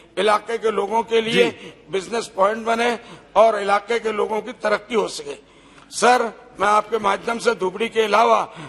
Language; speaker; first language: Hindi; non-native, local second language; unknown